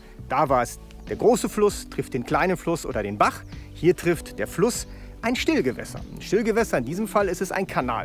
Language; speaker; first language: German; native; German